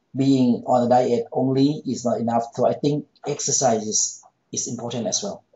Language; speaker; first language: English; non-native, fluent; Thai